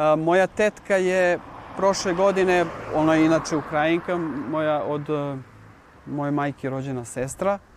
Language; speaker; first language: Bosnian; non-native, local second language; Ukrainian